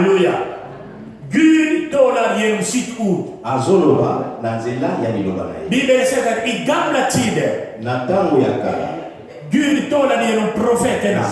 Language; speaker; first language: Swedish; non-native, fluent; Lingala